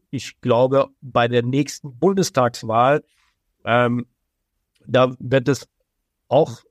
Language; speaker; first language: German; early bilingual, other home language; Persian